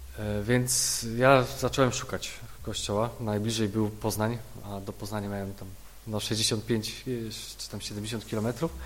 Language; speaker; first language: Polish; native; Polish